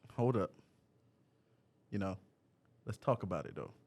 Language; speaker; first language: English; native; English